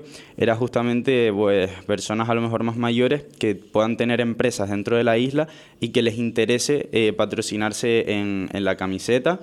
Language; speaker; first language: Spanish; native; Spanish